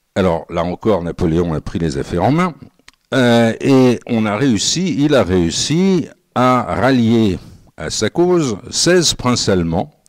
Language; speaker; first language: French; native; French